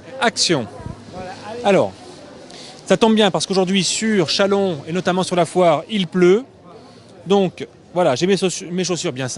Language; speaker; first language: French; native; French